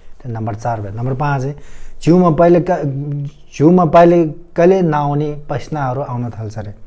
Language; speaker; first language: Nepali; non-native, local second language; Tibetan